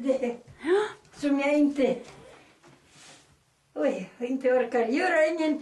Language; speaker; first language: Swedish; early bilingual, heritage; Swedish